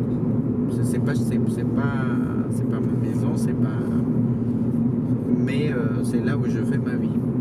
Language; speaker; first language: French; non-native, fluent; Spanish